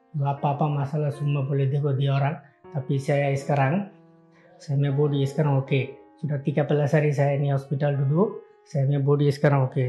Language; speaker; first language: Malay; non-native, learner; Bangla